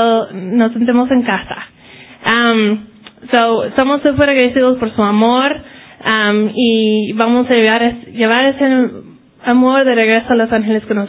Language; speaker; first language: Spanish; early bilingual, heritage; Spanish